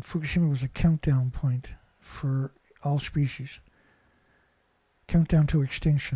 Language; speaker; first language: English; native; English